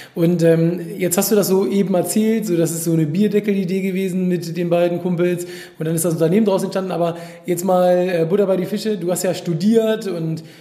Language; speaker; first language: German; native; German